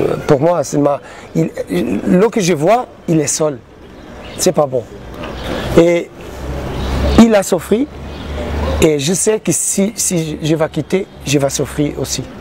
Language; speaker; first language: French; non-native, learner; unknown